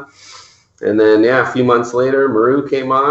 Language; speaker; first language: English; native; English